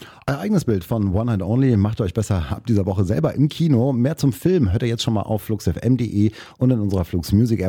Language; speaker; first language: German; native; German